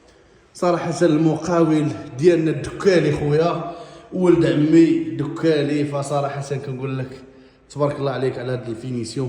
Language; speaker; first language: Arabic; native; Arabic